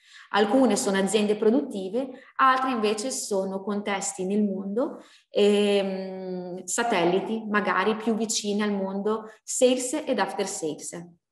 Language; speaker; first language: Italian; native; Italian